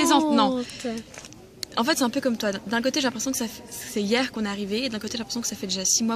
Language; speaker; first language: French; native; French